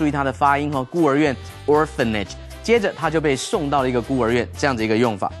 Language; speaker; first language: Chinese; native; Chinese